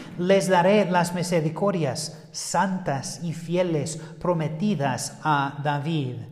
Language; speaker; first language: Spanish; non-native, fluent; English